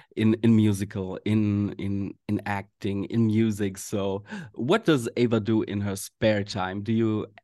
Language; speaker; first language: English; non-native, fluent; German